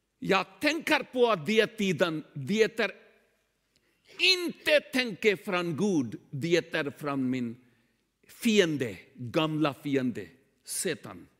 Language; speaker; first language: Swedish; non-native, learner; Urdu